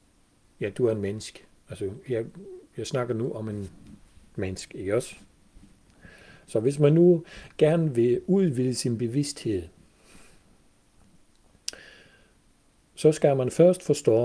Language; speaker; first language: Danish; non-native, fluent; German